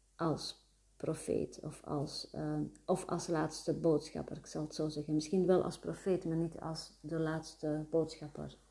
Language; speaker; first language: Dutch; early bilingual, other home language; Arabic